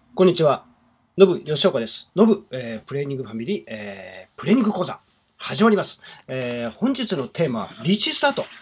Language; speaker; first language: Japanese; native; Japanese